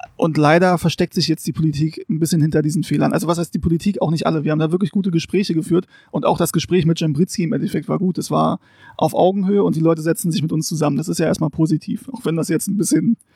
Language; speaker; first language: German; non-native, local second language; Ladin